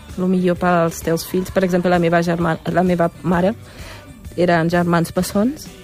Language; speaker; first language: Catalan; non-native, fluent; German